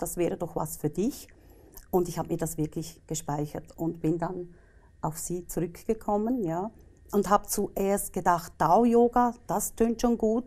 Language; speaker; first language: German; native; German